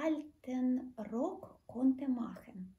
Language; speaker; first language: German; non-native, learner; Ukrainian